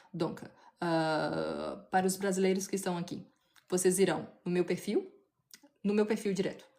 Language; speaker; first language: Portuguese; native; Portuguese